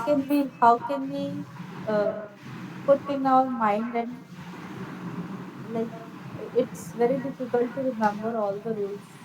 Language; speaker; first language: English; non-native, learner; Hindi